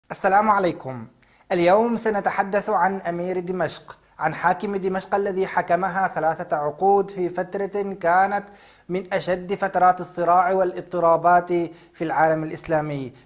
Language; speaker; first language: Arabic; native; Arabic